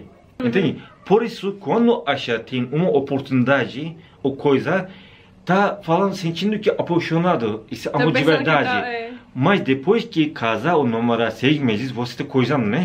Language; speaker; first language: Portuguese; non-native, learner; Turkish